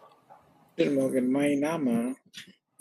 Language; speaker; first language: German; non-native, learner; Bangla